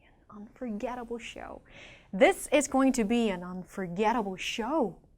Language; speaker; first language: English; non-native, fluent; Korean